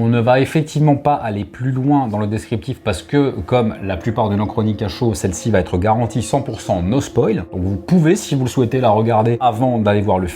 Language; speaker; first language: French; native; French